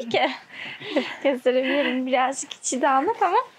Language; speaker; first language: Turkish; early bilingual, heritage; Turkish